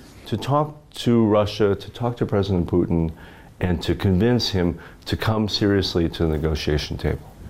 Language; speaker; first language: English; native; English